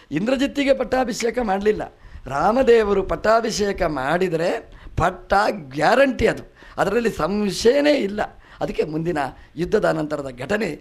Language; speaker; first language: Kannada; non-native, local second language; Tulu